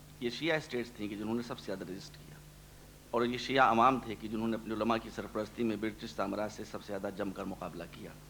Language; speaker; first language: Urdu; native; Urdu